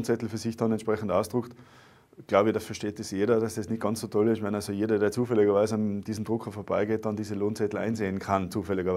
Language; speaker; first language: German; native; German